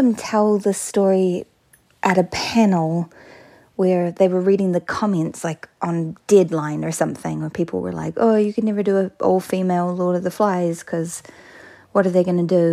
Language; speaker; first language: English; native; English